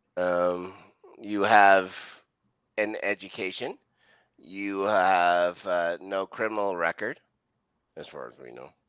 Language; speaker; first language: English; native; English